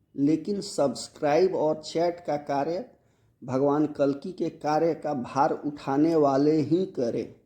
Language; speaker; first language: Hindi; native; Hindi